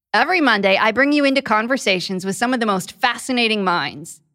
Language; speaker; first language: English; native; English